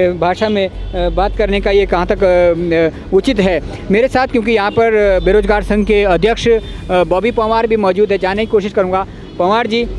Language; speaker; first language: Hindi; native; Hindi